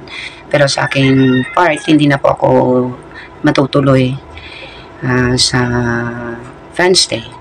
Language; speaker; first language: Filipino; native; Filipino